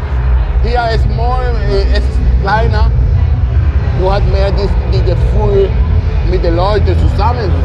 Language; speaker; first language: German; non-native, fluent; Italian